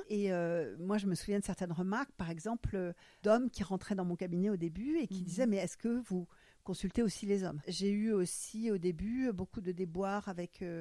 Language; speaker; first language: French; non-native, fluent; German